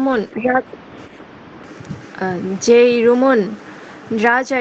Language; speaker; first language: Korean; non-native, learner; Bangla